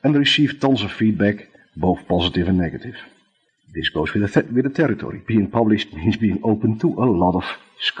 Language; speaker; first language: English; non-native, fluent; Dutch